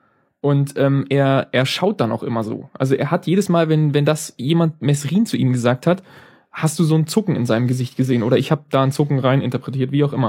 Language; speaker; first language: German; native; German